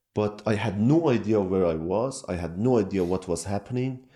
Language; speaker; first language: English; non-native, fluent; Kurdish